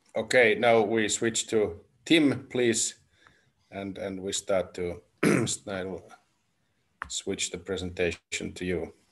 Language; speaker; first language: English; non-native, fluent; Finnish